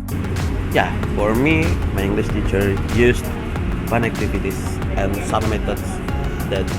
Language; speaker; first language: English; non-native, fluent; Indonesian